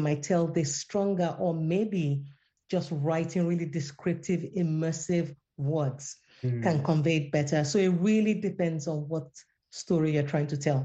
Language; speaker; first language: English; non-native, local second language; Yoruba